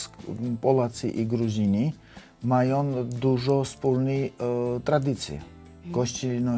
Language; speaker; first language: Polish; non-native, learner; Georgian